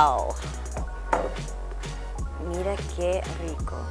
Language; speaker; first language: Spanish; early bilingual, heritage; English